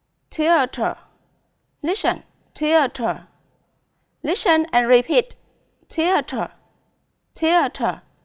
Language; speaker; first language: English; non-native, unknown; Vietnamese